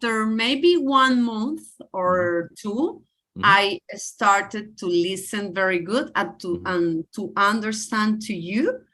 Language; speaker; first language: English; non-native, learner; Spanish